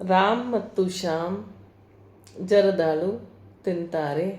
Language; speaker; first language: Kannada; non-native, learner; Punjabi